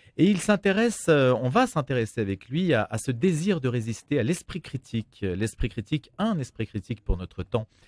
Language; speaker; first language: French; native; French